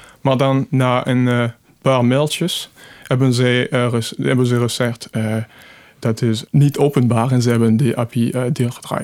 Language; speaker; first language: Dutch; non-native, fluent; French